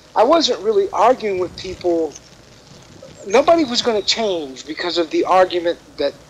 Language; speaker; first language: English; native; English